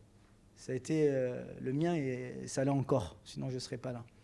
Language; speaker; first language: French; native; French